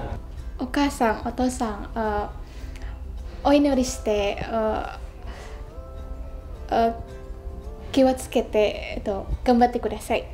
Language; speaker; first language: Japanese; non-native, learner; Indonesian